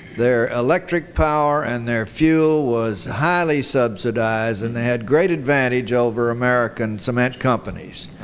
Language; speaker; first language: English; native; English